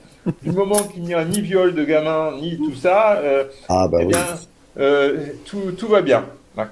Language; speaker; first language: French; native; French